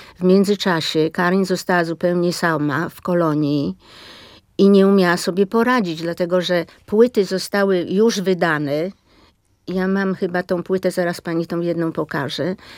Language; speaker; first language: Polish; native; Polish